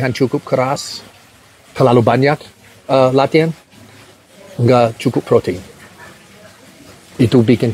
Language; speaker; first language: Indonesian; non-native, fluent; English